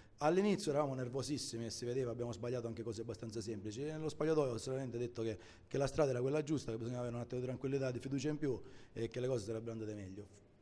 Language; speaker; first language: Italian; native; Italian